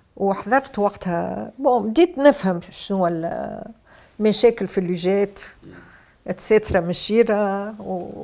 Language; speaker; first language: Arabic; native; Arabic